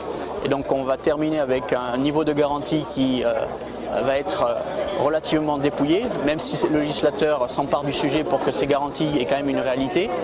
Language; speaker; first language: French; native; French